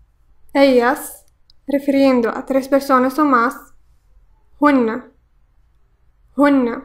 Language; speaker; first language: Spanish; non-native, fluent; Arabic